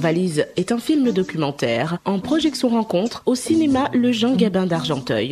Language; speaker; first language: French; native; French